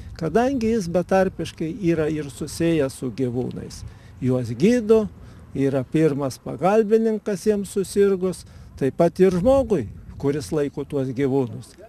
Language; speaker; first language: Lithuanian; native; Lithuanian